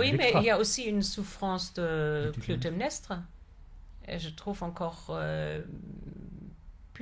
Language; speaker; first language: French; non-native, fluent; German